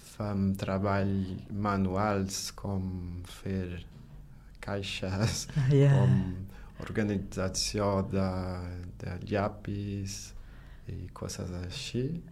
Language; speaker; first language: Catalan; non-native, learner; Portuguese